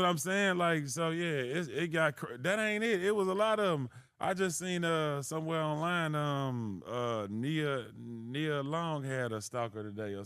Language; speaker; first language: English; native; English